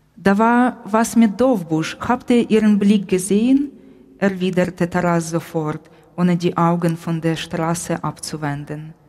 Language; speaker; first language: German; non-native, fluent; Ukrainian